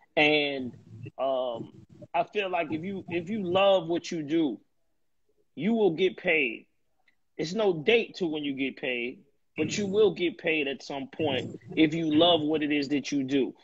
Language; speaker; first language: English; native; English